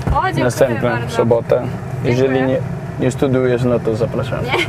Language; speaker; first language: Polish; non-native, learner; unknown